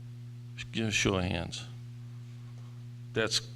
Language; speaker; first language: English; native; English